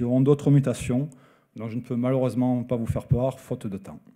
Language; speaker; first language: French; native; French